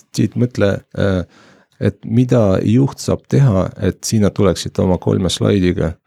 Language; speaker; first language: Estonian; non-native, local second language; Russian